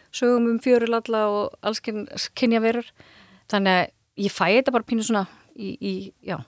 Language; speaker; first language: Icelandic; native; Icelandic